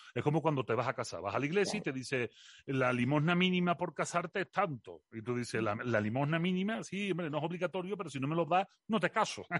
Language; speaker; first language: Spanish; native; Spanish